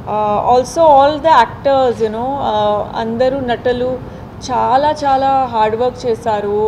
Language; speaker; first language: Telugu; non-native, fluent; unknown